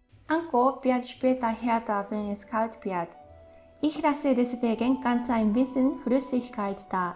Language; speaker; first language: German; non-native, fluent; Japanese